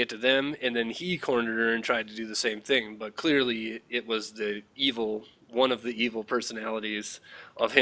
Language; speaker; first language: English; native; English